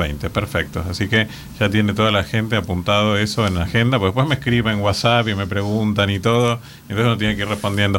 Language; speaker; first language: Spanish; native; Spanish